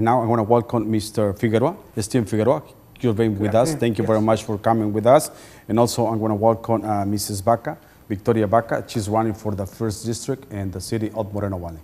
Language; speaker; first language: English; non-native, fluent; Spanish